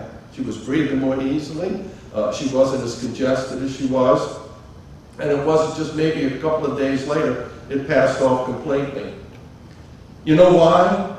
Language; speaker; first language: English; native; English